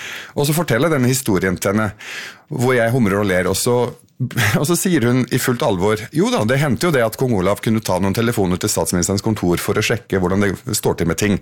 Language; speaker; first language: Norwegian; early bilingual, other home language; Arabic